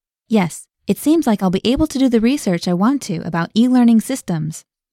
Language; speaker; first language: English; native; English